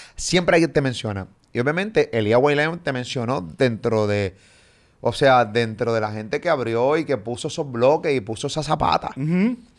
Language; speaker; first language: Spanish; native; Spanish